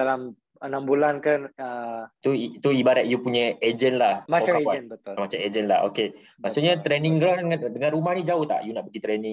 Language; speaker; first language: Malay; native; Malay